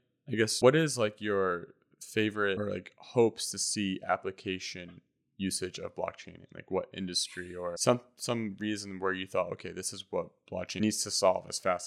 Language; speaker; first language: English; native; English